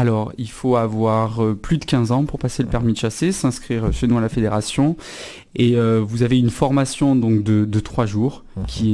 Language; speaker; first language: French; native; French